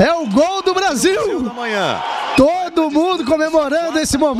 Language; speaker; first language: Portuguese; native; Portuguese